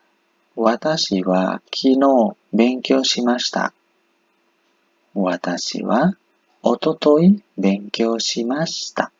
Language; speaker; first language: Japanese; non-native, fluent; Indonesian